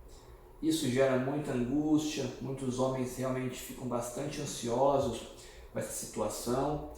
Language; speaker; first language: Portuguese; native; Portuguese